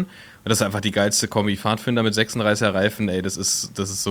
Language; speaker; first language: German; native; German